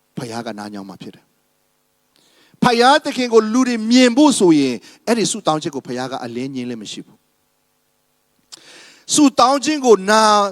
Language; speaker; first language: Burmese; non-native, local second language; Tedim Chin